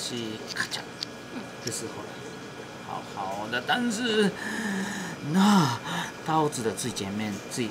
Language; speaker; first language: Chinese; non-native, learner; Japanese